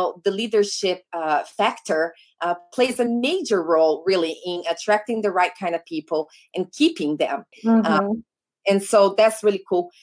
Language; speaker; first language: English; non-native, fluent; Portuguese